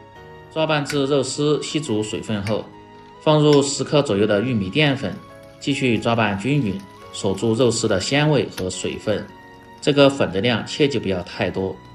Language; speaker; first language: Chinese; native; Chinese